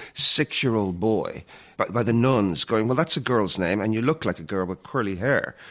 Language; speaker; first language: English; native; English